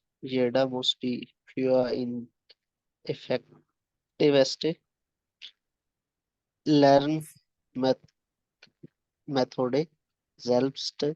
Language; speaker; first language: German; non-native, learner; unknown